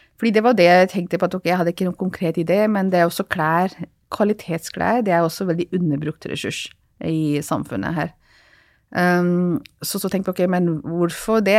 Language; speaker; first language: Norwegian; non-native, fluent; Hindi